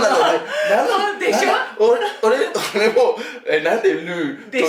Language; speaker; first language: Japanese; non-native, fluent; English